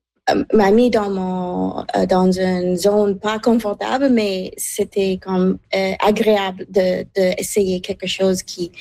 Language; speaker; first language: French; non-native, fluent; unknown